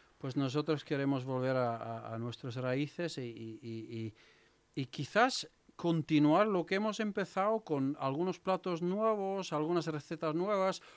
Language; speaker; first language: Spanish; non-native, fluent; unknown